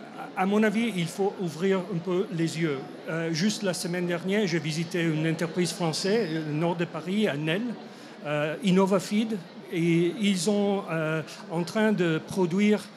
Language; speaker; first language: French; non-native, fluent; English